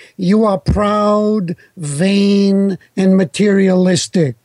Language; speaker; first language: English; early bilingual, other home language; Italian